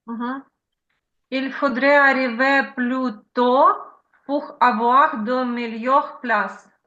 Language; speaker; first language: French; non-native, learner; Ukrainian